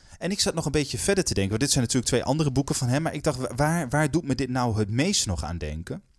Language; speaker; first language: Dutch; native; Dutch